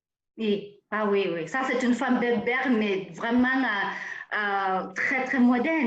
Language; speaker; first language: French; non-native, fluent; English